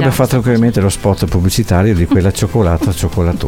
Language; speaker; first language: Italian; native; Italian